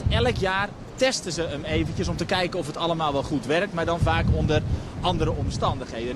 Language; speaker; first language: Dutch; native; Dutch